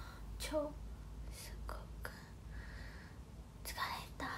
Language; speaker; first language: Japanese; non-native, fluent; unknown